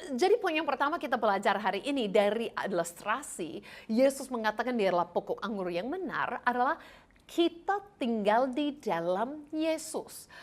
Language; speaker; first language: Indonesian; non-native, fluent; English